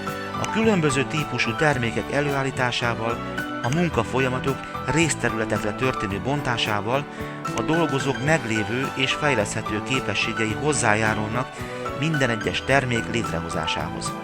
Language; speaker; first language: Hungarian; native; Hungarian